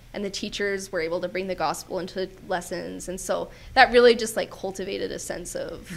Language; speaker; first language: English; native; English